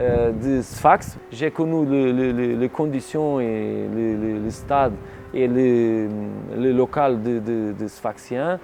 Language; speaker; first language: French; non-native, learner; Portuguese